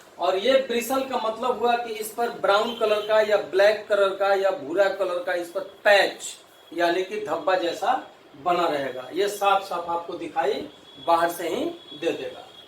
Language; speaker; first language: Hindi; native; Hindi